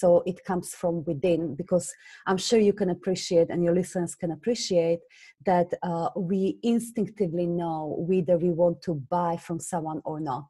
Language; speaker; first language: English; non-native, fluent; Slovak